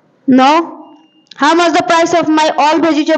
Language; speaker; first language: English; non-native, learner; Bangla